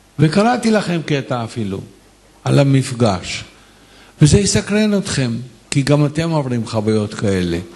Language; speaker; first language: Hebrew; non-native, fluent; Arabic